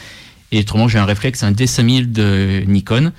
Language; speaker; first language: French; native; French